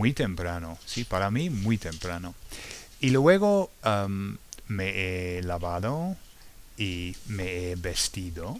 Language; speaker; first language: Spanish; non-native, learner; English